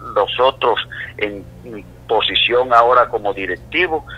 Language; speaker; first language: Spanish; native; Spanish